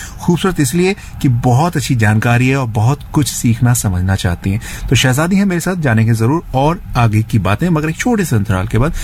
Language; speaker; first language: Hindi; native; Hindi